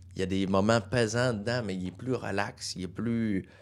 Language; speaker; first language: French; native; French